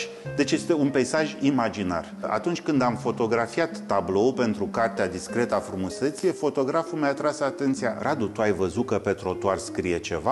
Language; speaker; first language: Romanian; native; Romanian